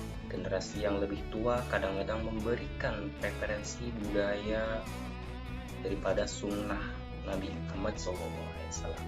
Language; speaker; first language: Indonesian; native; Indonesian